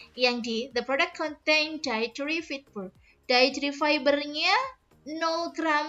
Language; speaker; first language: English; non-native, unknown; Indonesian